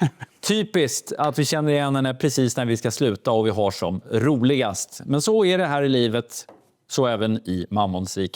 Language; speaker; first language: Swedish; native; Swedish